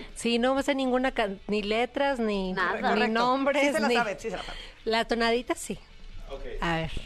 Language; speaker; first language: Spanish; native; Spanish